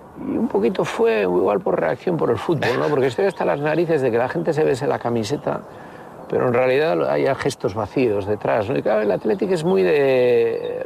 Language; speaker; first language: Spanish; native; Spanish